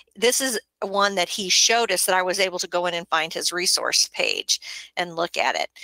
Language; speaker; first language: English; native; English